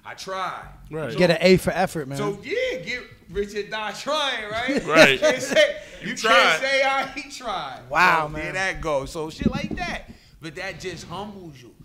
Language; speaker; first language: English; native; English